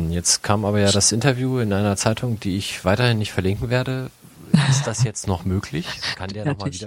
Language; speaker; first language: German; native; German